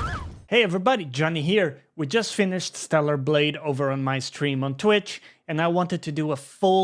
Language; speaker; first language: English; native; English